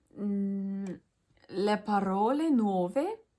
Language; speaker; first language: Italian; non-native, learner; Turkish